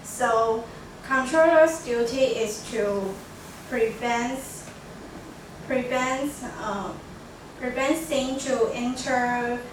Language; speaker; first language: English; non-native, learner; Chinese